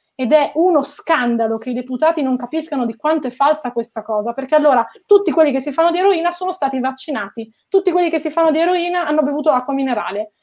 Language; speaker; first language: Italian; native; Italian